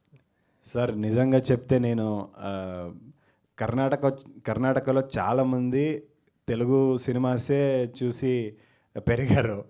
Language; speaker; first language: Telugu; non-native, local second language; Kannada